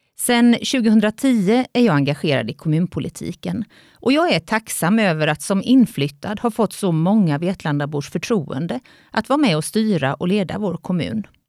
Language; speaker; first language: Swedish; native; Swedish